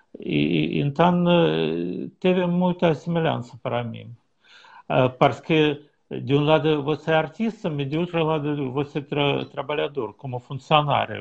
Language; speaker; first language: Portuguese; non-native, learner; Russian